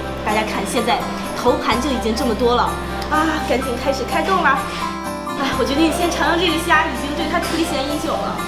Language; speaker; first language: Chinese; native; Chinese